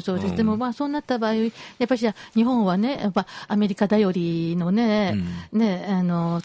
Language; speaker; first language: Japanese; native; Japanese